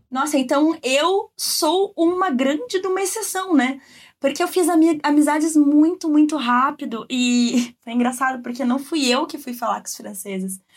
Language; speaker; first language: Portuguese; native; Portuguese